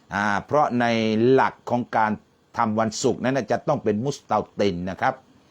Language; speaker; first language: Thai; non-native, local second language; Malay